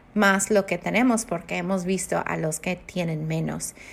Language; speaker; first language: Spanish; non-native, fluent; English